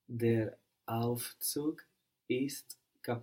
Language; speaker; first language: German; non-native, learner; English